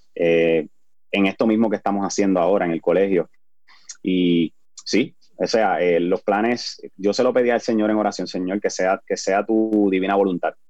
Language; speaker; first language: Spanish; native; Spanish